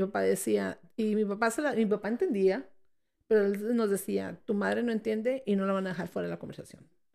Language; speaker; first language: Spanish; early bilingual, heritage; Spanish